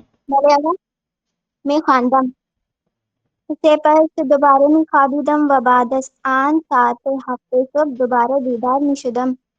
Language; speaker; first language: Persian; non-native, learner; Urdu